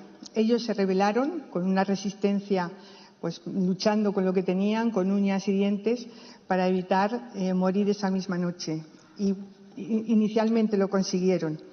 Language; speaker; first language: Spanish; native; Spanish